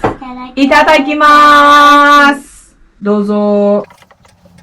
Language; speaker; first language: Japanese; non-native, learner; Persian